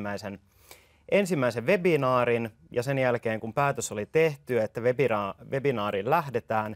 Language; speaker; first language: Finnish; native; Finnish